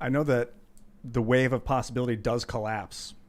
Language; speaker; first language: English; native; English